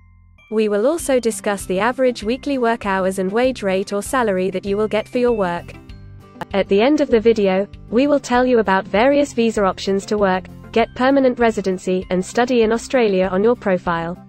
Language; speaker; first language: English; non-native, local second language; Hindi